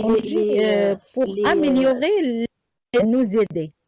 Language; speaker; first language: French; non-native, learner; Arabic